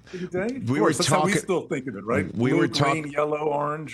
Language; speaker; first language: English; native; English